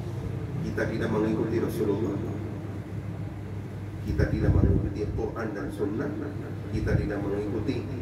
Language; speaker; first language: Indonesian; non-native, fluent; Urdu